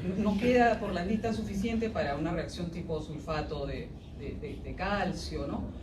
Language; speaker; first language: Spanish; native; Spanish